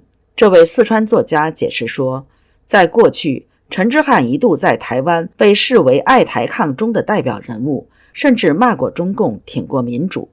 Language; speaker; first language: Chinese; native; Chinese